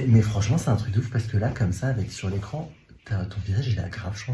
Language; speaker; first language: French; native; French